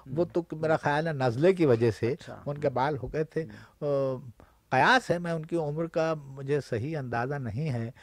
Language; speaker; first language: Urdu; native; Urdu